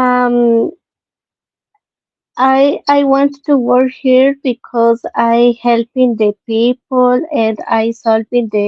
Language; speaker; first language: English; non-native, learner; Spanish